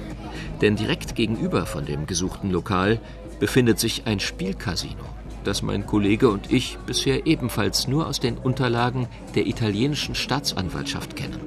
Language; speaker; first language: German; native; German